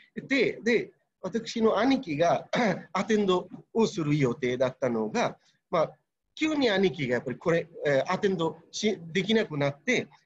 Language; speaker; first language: Japanese; non-native, fluent; Bangla